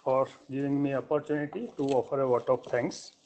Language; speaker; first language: English; non-native, local second language; Gujarati